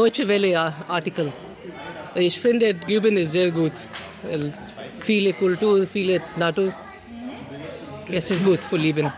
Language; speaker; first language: German; non-native, learner; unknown